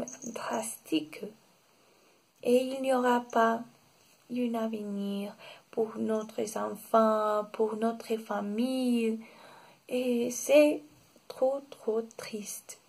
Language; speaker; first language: French; non-native, learner; Spanish